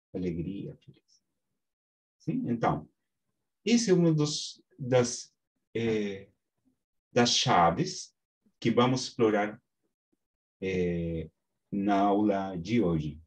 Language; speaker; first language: Portuguese; non-native, fluent; Spanish